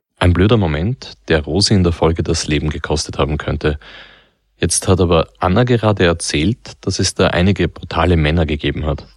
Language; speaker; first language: German; native; German